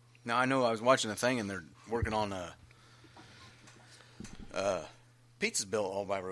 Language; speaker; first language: English; native; English